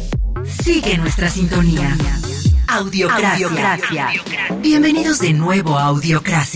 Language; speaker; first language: Spanish; native; Spanish